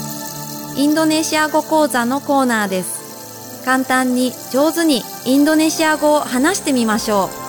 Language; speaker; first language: Japanese; non-native, fluent; Indonesian